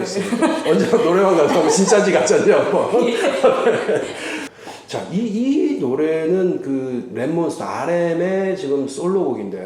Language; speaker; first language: Korean; native; Korean